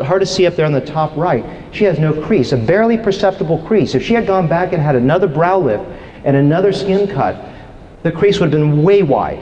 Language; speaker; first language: English; native; English